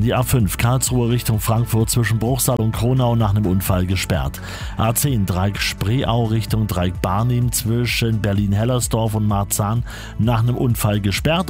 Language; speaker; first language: German; native; German